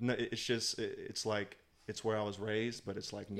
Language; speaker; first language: English; native; English